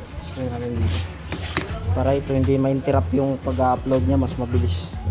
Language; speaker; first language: Filipino; non-native, local second language; Cebuano